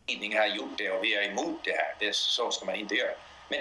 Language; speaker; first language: Swedish; non-native, fluent; English